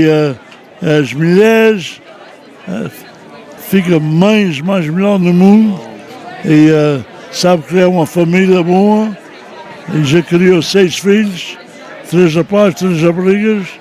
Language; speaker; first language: Portuguese; early bilingual, heritage; Portuguese